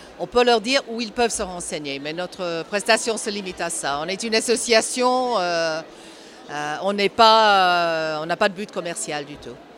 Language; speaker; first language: French; non-native, fluent; English